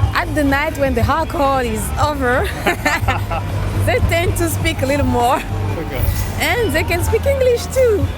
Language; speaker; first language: English; non-native, learner; French